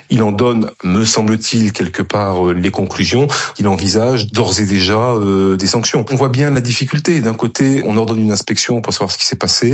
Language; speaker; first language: French; native; French